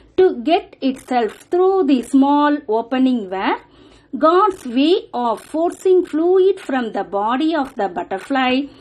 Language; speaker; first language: English; non-native, local second language; Tamil